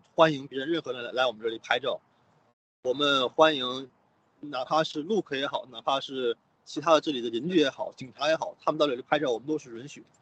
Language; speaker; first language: Chinese; non-native, local second language; Korean